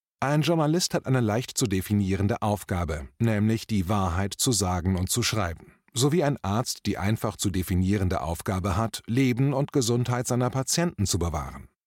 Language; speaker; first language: German; native; German